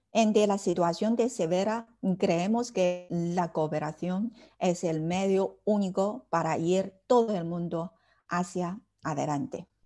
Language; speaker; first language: Spanish; non-native, fluent; Chinese